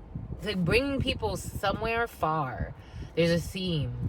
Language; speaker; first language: English; native; English